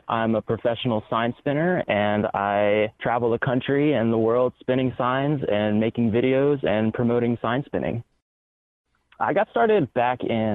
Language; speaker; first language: English; native; English